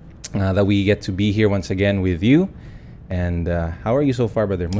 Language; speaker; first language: English; non-native, local second language; Cebuano